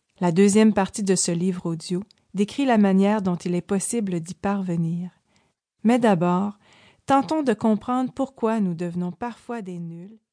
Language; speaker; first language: French; native; French